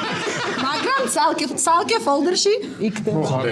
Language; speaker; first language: Georgian; non-native, fluent; Russian